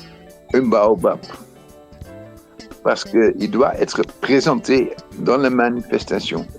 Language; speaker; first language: French; non-native, fluent; Dutch